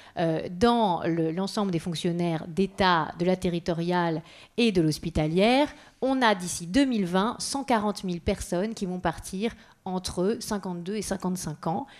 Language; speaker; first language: French; native; French